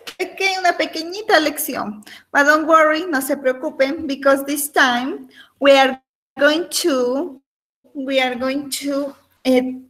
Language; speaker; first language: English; non-native, learner; Spanish